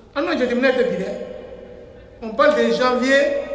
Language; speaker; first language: French; non-native, local second language; Bambara